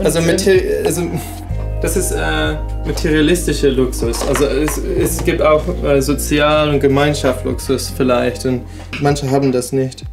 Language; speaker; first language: German; non-native, learner; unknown